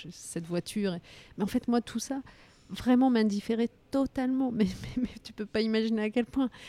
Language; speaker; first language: French; early bilingual, other home language; Riffian